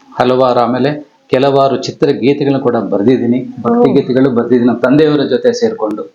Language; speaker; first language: Kannada; non-native, local second language; Telugu